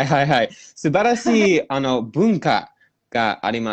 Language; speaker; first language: Japanese; non-native, learner; English